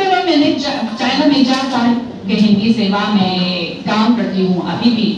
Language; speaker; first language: Hindi; non-native, fluent; Chinese